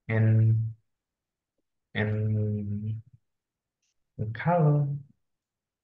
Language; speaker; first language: English; non-native, learner; Vietnamese